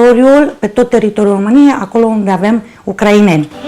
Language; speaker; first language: Romanian; non-native, local second language; Ukrainian